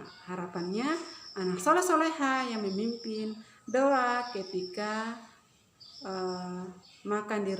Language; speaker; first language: Indonesian; native; Indonesian